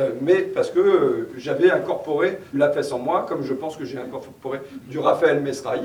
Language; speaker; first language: French; native; French